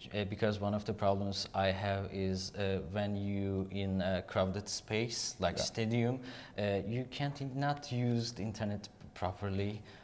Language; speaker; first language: English; non-native, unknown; Turkish